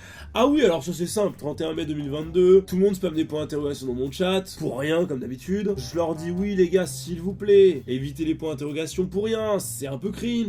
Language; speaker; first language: French; native; French